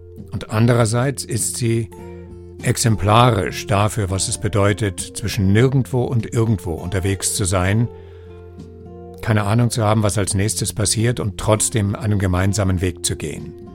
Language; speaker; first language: German; native; German